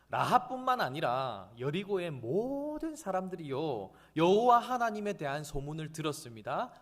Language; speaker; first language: Korean; native; Korean